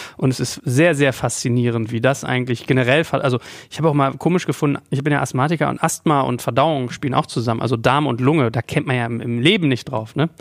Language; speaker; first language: German; native; German